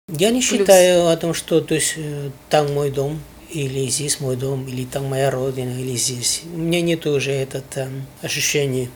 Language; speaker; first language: Russian; non-native, fluent; Spanish